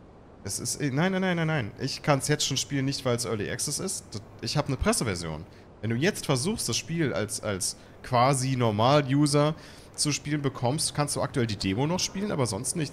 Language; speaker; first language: German; native; German